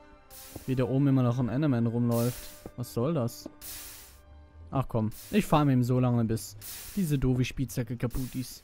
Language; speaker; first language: German; native; German